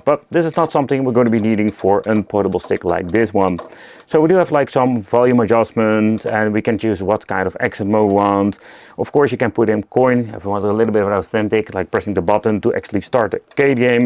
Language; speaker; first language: English; non-native, fluent; Dutch